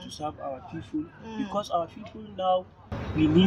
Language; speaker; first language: English; non-native, local second language; Hausa